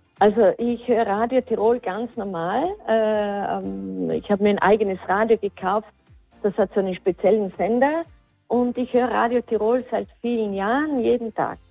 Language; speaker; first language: German; native; German